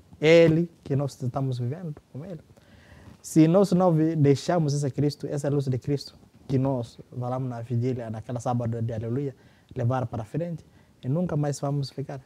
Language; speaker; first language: Portuguese; non-native, fluent; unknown